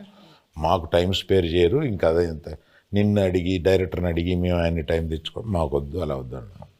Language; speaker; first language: Telugu; native; Telugu